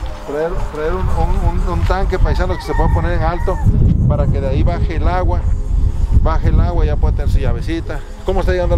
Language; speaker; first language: Spanish; native; Spanish